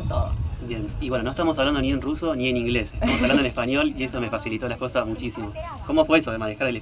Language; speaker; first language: Spanish; native; Spanish